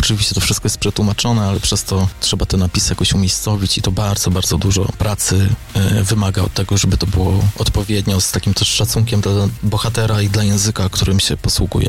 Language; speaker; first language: Polish; native; Polish